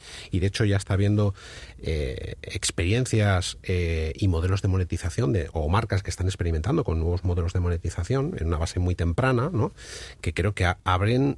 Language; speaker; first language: Spanish; native; Spanish